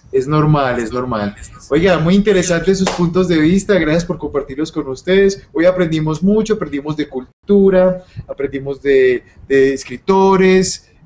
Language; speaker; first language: Spanish; native; Spanish